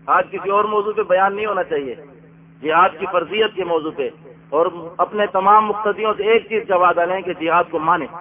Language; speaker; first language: Urdu; non-native, local second language; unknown